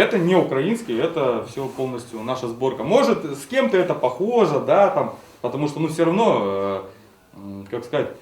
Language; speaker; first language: Russian; native; Russian